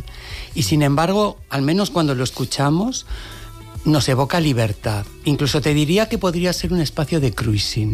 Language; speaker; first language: Spanish; native; Spanish